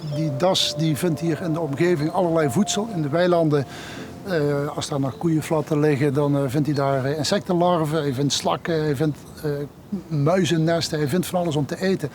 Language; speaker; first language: Dutch; native; Dutch